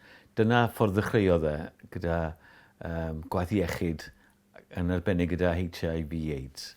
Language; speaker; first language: Welsh; native; Welsh